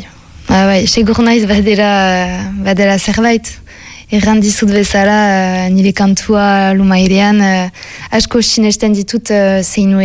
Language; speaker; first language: Basque; non-native, local second language; French